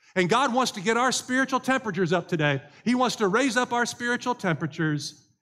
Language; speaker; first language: English; native; English